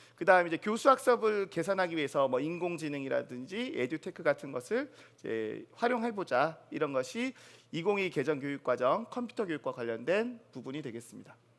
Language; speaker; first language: Korean; native; Korean